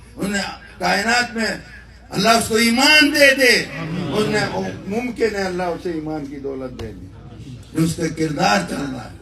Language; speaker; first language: Urdu; non-native, local second language; Northern Hindko